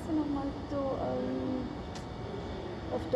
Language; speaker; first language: German; non-native, learner; Hiligaynon